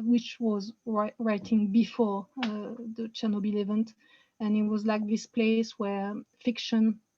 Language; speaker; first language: English; non-native, fluent; French